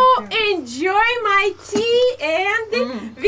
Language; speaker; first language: English; non-native, learner; Russian